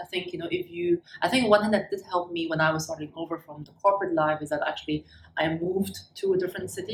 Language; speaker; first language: English; non-native, fluent; German